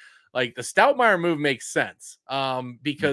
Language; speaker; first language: English; native; English